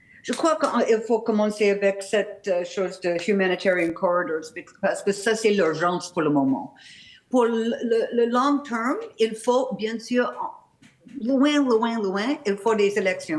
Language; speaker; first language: French; non-native, learner; English